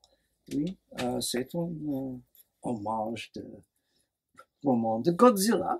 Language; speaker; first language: French; non-native, learner; English